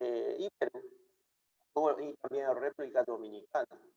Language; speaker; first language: Spanish; non-native, fluent; Japanese